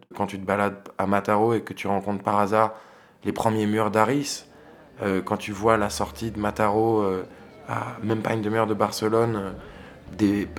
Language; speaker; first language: French; native; French